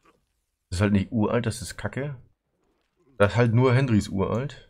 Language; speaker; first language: German; native; German